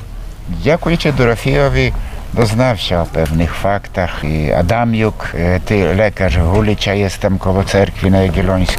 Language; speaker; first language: Polish; non-native, local second language; Belarusian